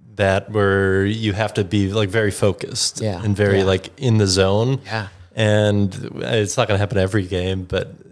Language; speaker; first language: English; native; English